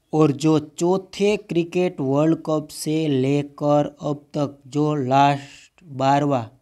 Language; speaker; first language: Hindi; non-native, local second language; Gujarati